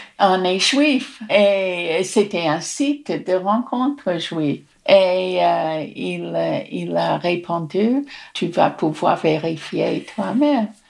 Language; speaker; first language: French; non-native, fluent; English